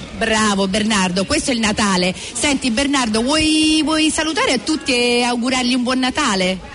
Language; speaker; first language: Italian; native; Italian